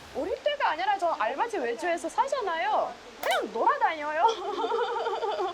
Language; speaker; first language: Korean; non-native, fluent; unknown